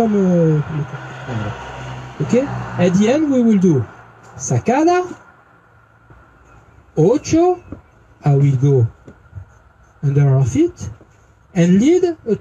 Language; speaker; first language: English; non-native, learner; French